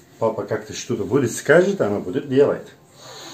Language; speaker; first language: Russian; non-native, learner; Turkish